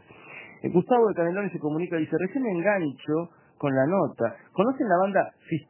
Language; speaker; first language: Spanish; native; Spanish